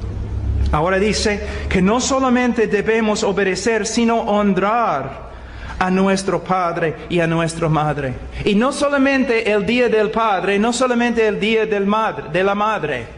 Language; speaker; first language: Spanish; non-native, fluent; English